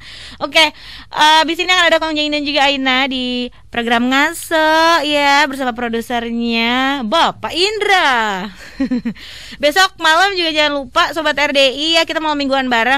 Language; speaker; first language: Indonesian; native; Indonesian